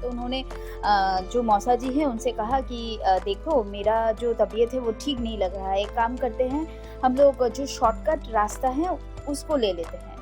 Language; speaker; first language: Hindi; non-native, local second language; Bangla